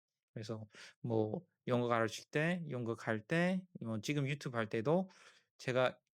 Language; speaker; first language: Korean; non-native, learner; English